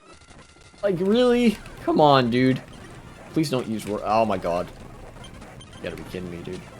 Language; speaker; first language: English; native; English